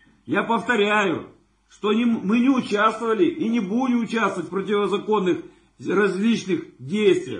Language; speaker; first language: Russian; native; Russian